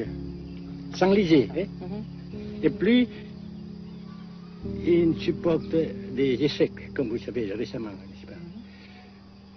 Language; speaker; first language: French; non-native, local second language; Vietnamese